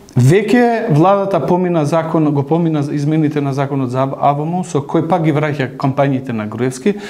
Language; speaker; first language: Macedonian; non-native, local second language; Albanian